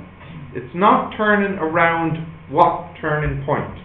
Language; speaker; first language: English; native; English